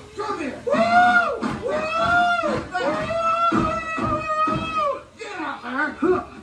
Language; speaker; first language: English; native; English